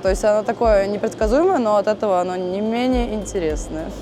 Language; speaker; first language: Russian; native; Russian